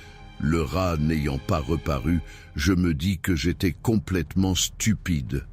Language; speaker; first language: French; native; French